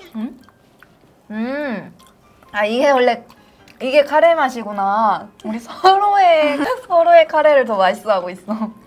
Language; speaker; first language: Korean; native; Korean